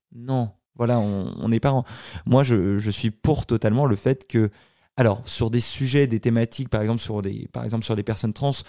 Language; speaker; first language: French; early bilingual, other home language; Arabic